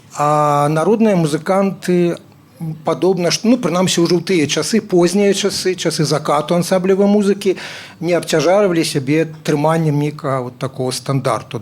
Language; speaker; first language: Belarusian; non-native, local second language; Russian